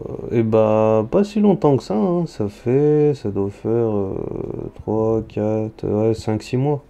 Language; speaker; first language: French; native; French